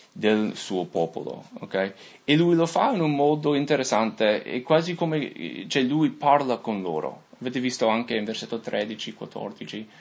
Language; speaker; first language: Italian; non-native, fluent; English